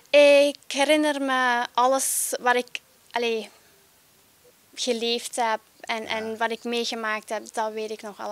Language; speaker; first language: Dutch; early bilingual, other home language; Albanian